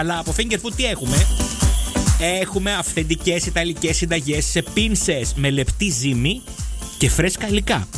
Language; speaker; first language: Greek; native; Greek